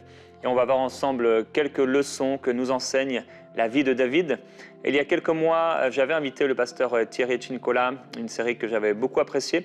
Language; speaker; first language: French; native; French